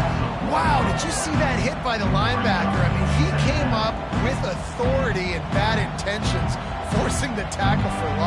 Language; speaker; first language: English; native; English